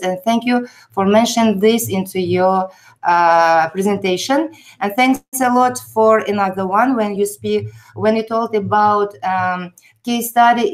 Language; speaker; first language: English; non-native, fluent; Uzbek